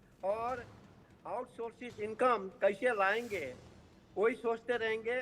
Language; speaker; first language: Hindi; non-native, local second language; Gujarati